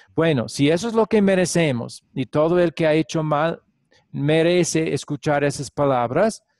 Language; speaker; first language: Spanish; non-native, fluent; English